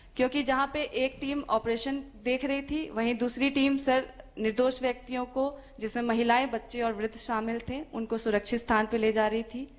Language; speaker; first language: Hindi; native; Hindi